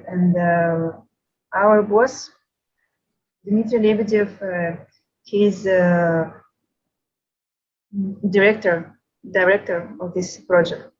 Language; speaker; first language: English; non-native, learner; Russian